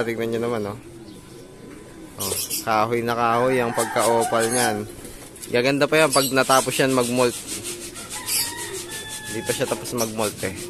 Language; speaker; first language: Filipino; native; Filipino